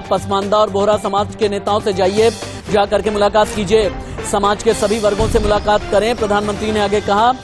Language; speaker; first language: Hindi; native; Hindi